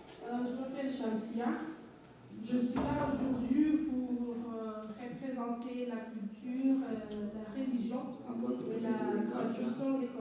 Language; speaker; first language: French; non-native, local second language; Comorian